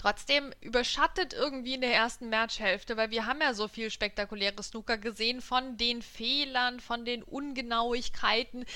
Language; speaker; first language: German; native; German